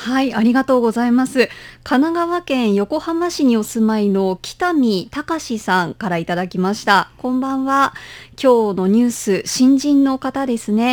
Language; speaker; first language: Japanese; native; Japanese